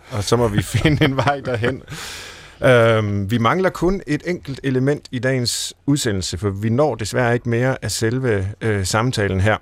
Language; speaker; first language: Danish; native; Danish